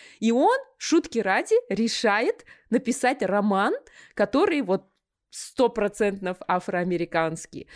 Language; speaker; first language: Russian; native; Russian